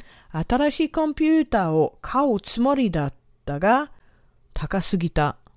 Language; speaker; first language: Japanese; non-native, fluent; English